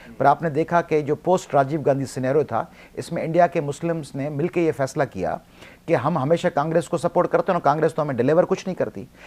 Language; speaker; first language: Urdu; non-native, local second language; Sindhi